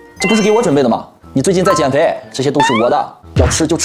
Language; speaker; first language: Chinese; native; Chinese